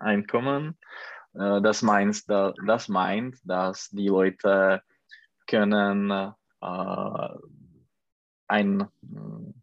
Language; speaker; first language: German; non-native, learner; Czech